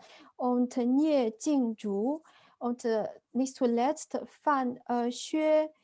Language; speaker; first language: German; non-native, fluent; Chinese